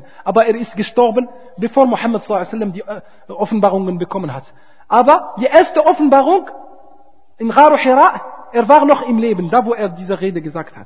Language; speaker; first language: German; non-native, fluent; Arabic